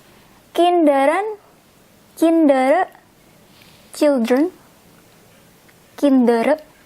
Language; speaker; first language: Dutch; non-native, fluent; Indonesian